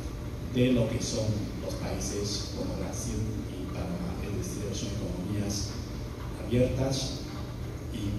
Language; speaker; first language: Spanish; non-native, fluent; Chinese